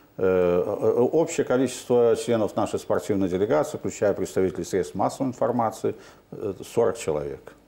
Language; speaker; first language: Russian; native; Russian